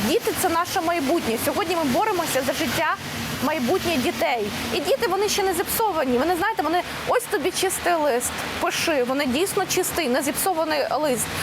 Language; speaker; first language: Ukrainian; native; Ukrainian